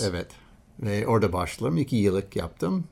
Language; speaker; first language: Turkish; non-native, learner; English